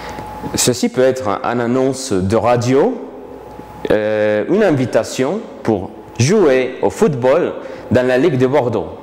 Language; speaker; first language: French; non-native, fluent; Spanish